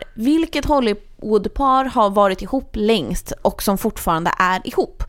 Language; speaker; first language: Swedish; native; Swedish